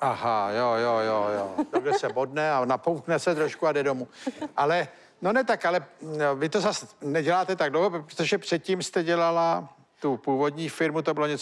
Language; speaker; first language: Czech; native; Czech